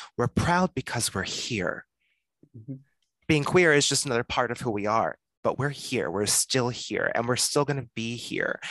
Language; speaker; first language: English; native; English